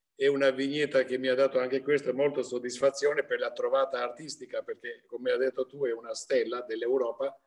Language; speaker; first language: Italian; non-native, fluent; Albanian